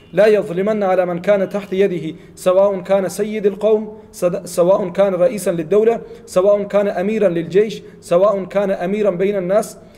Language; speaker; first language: Arabic; non-native, fluent; Malay